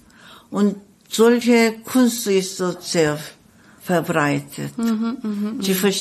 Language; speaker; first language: German; non-native, fluent; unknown